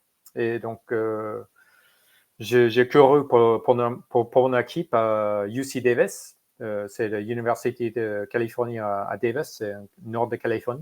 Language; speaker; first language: French; non-native, fluent; English